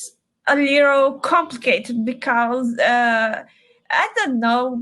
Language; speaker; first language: English; non-native, learner; Portuguese